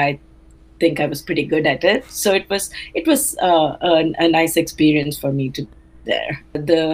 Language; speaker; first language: English; non-native, local second language; Telugu